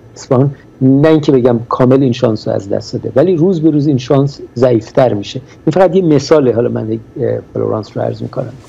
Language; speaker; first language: Persian; native; Persian